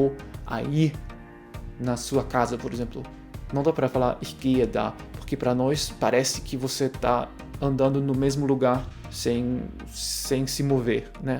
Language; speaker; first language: Portuguese; non-native, fluent; German